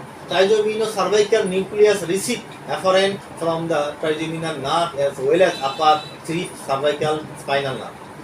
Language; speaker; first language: English; non-native, local second language; Bangla